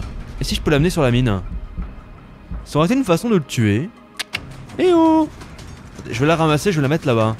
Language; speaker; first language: French; native; French